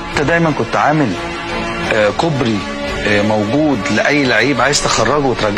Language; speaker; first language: Arabic; native; Arabic